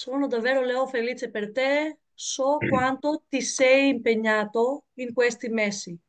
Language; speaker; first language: Italian; non-native, learner; Greek